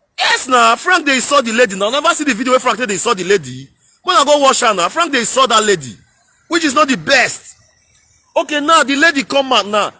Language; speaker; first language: Nigerian Pidgin; non-native, local second language; Bini